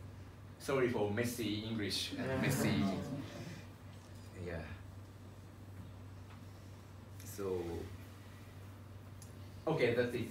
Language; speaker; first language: English; non-native, learner; Japanese